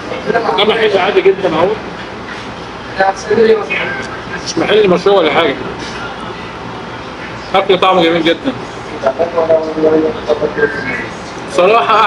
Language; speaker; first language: Arabic; native; Arabic